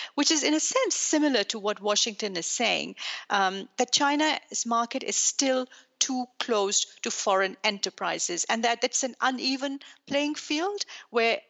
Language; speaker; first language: English; non-native, local second language; Urdu